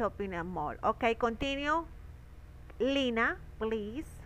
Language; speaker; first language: English; non-native, learner; Spanish